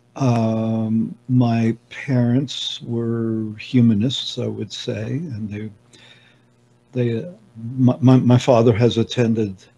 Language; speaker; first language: English; native; English